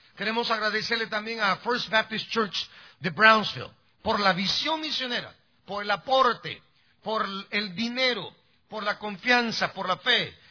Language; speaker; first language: Spanish; native; Spanish